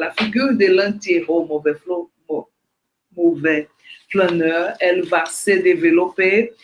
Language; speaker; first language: French; non-native, fluent; Portuguese